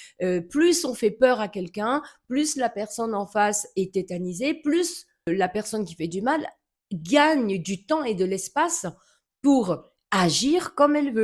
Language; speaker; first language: French; native; French